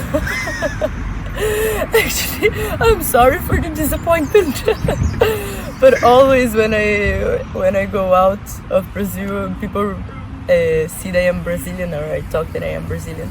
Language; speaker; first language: English; non-native, fluent; Portuguese